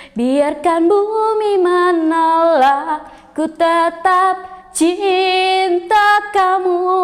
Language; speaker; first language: Indonesian; native; Indonesian